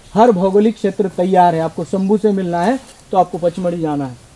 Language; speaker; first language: Hindi; non-native, local second language; Marathi